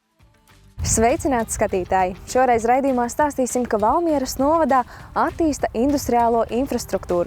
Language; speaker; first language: Latvian; native; Latvian